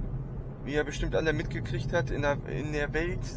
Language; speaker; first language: German; native; German